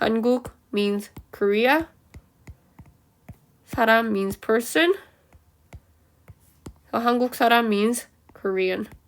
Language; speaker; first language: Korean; early bilingual, heritage; Korean